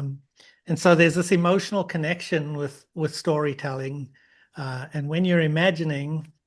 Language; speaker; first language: English; native; English